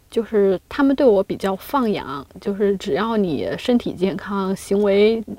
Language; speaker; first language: Chinese; native; Chinese